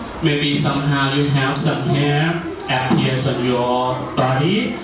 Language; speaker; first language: English; non-native, learner; Thai